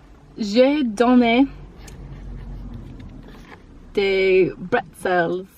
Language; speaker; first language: French; non-native, learner; English